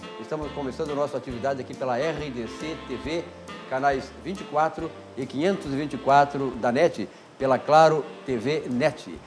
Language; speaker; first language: Portuguese; native; Portuguese